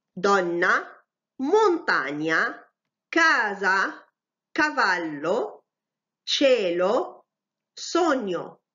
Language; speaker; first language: Italian; non-native, fluent; Arabic